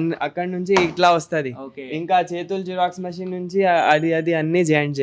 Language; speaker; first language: Telugu; non-native, local second language; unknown